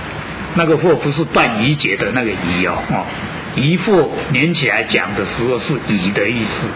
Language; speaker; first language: Chinese; native; Chinese